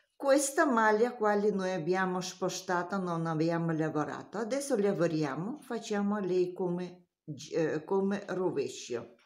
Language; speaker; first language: Italian; non-native, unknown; Russian